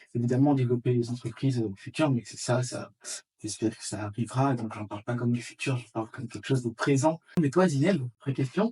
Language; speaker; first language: French; native; French